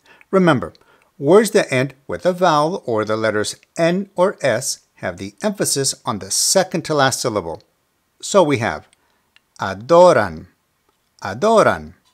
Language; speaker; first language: English; early bilingual, other home language; Spanish